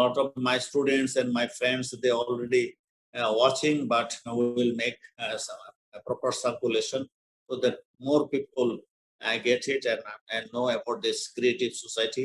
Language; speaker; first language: English; non-native, local second language; Bangla